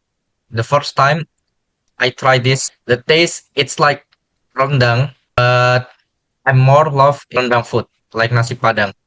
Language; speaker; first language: English; non-native, learner; Indonesian